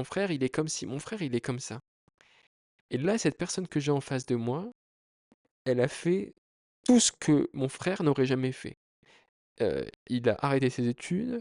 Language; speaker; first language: French; native; French